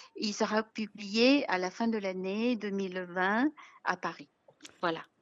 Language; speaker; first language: French; non-native, fluent; Chinese